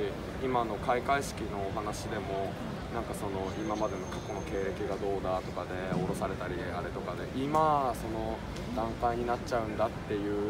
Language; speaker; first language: Japanese; native; Japanese